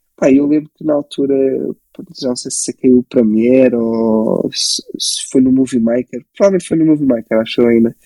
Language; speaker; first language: Portuguese; early bilingual, other home language; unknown